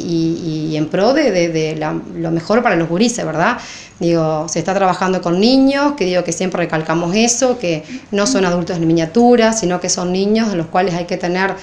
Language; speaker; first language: Spanish; native; Spanish